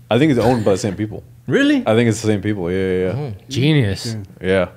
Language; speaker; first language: English; native; English